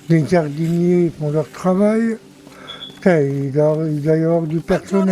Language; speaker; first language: French; native; French